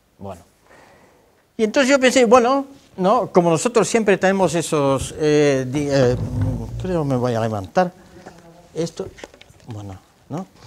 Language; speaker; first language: Spanish; non-native, fluent; Dutch